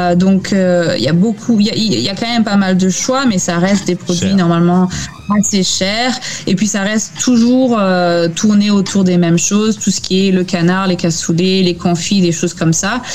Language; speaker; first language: French; native; French